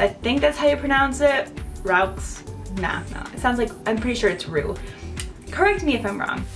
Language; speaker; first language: English; native; English